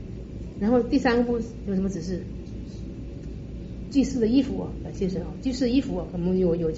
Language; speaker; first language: Chinese; native; Chinese